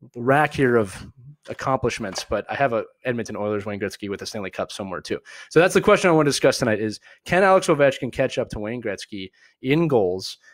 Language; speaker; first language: English; native; English